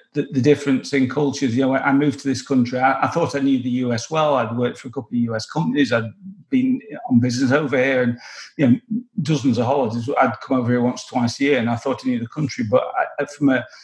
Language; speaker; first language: English; native; English